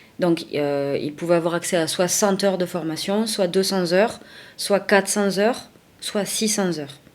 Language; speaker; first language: French; native; French